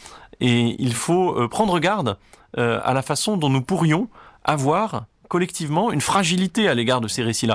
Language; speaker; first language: French; native; French